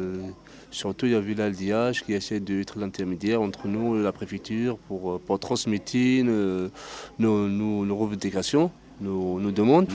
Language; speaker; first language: French; non-native, local second language; Arabic